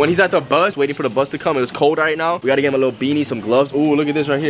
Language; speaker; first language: English; early bilingual, other home language; Spanish